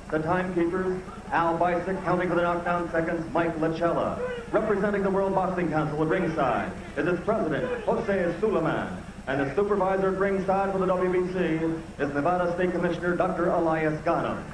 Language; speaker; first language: English; native; English